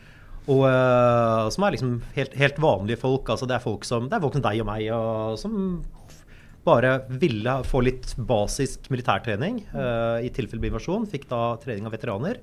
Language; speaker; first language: Norwegian; native; Norwegian